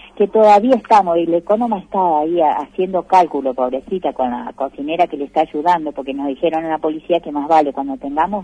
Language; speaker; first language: Spanish; native; Spanish